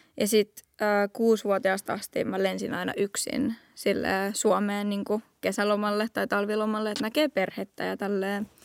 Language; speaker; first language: Finnish; early bilingual, heritage; Finnish